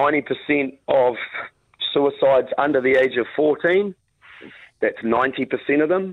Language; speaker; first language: English; native; English